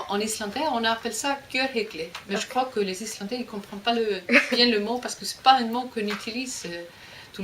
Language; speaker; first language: French; non-native, fluent; Icelandic